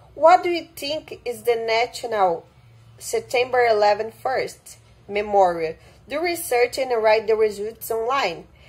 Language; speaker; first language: English; non-native, fluent; Portuguese